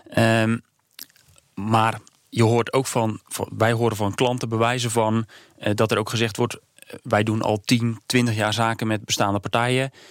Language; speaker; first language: Dutch; native; Dutch